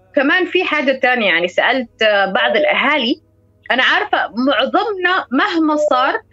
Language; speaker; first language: Arabic; non-native, fluent; Somali